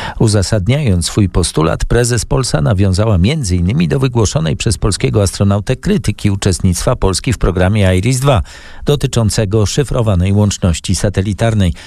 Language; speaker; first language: Polish; native; Polish